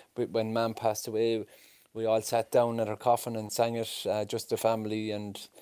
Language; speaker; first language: English; native; English